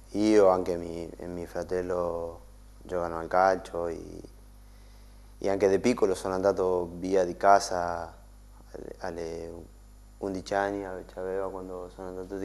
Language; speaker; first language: Italian; non-native, learner; Spanish